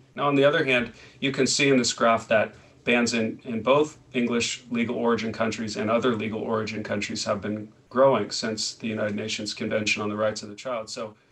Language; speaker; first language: English; native; English